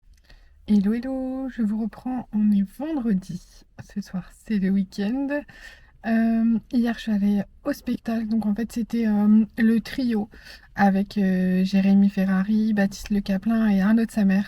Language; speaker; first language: French; native; French